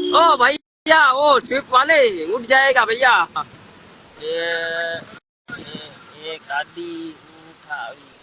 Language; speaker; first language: Hindi; non-native, local second language; Gujarati